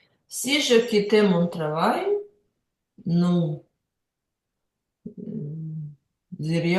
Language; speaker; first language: French; non-native, learner; Ukrainian